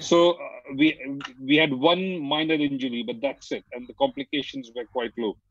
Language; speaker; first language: English; non-native, local second language; Hindi